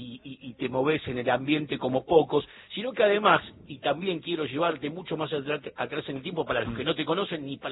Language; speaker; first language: Spanish; native; Spanish